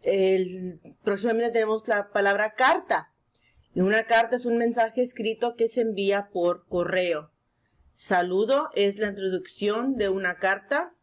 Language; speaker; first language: Spanish; early bilingual, heritage; Spanish